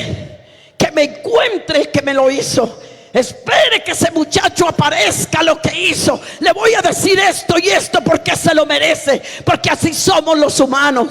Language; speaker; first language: Spanish; native; Spanish